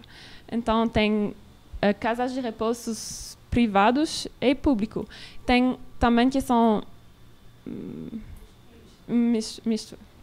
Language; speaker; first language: Portuguese; non-native, learner; French